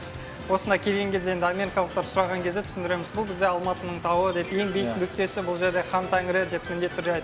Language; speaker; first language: Kazakh; native; Kazakh